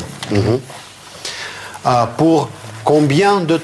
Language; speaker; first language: French; non-native, fluent; Russian